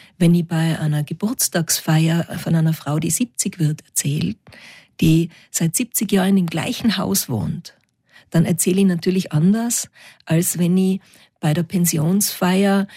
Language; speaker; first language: German; native; German